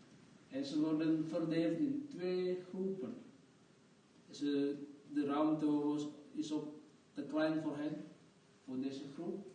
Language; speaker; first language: Dutch; non-native, fluent; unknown